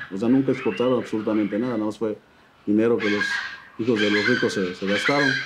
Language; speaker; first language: Spanish; native; Spanish